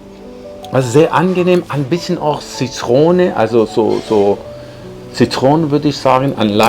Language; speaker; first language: German; non-native, fluent; Persian